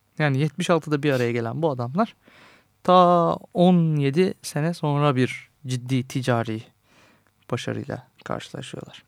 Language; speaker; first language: Turkish; native; Turkish